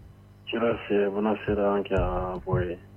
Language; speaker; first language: Italian; non-native, learner; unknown